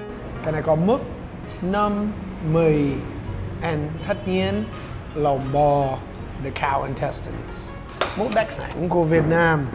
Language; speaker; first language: Vietnamese; non-native, learner; English